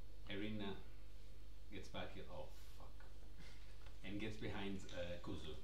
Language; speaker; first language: English; non-native, fluent; Portuguese